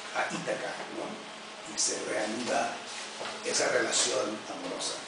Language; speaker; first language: Spanish; early bilingual, heritage; Spanish